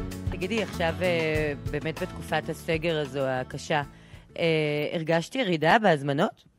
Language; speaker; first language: Hebrew; native; Hebrew